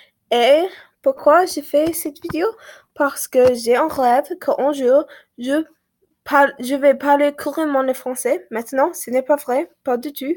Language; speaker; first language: French; non-native, learner; English